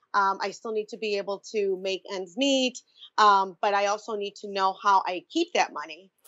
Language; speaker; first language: English; native; English